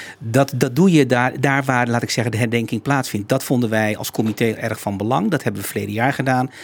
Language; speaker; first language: Dutch; native; Dutch